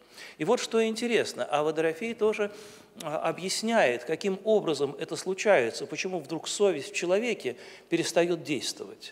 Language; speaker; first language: Russian; native; Russian